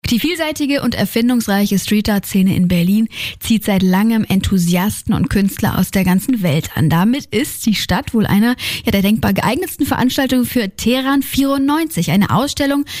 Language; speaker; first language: German; native; German